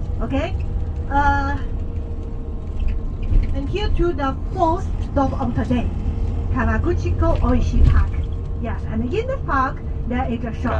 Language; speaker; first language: English; non-native, learner; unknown